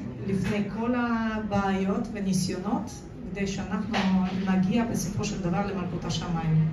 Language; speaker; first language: Hebrew; non-native, fluent; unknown